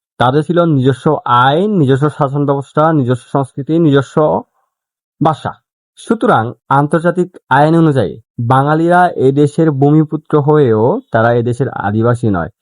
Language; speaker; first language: Bangla; non-native, local second language; Chakma